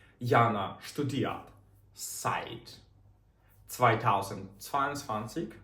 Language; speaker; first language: German; non-native, fluent; Ukrainian